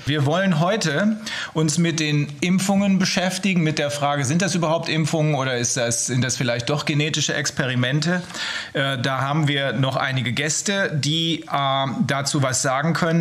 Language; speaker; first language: German; native; German